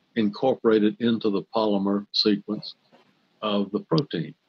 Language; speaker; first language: English; native; English